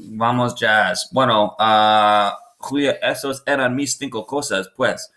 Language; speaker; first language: Spanish; non-native, learner; English